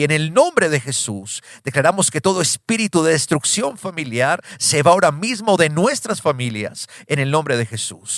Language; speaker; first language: Spanish; native; Spanish